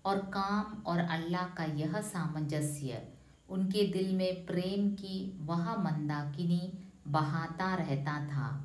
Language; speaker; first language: Hindi; non-native, local second language; Malayalam